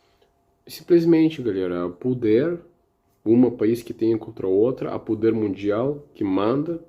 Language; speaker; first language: Portuguese; non-native, learner; Russian